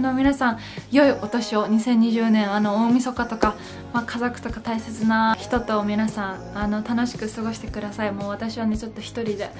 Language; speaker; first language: Japanese; native; Japanese